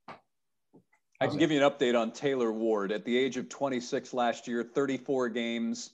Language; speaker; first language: English; native; English